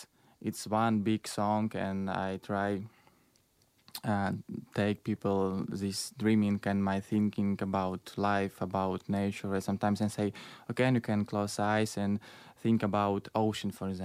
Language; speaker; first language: English; non-native, learner; Belarusian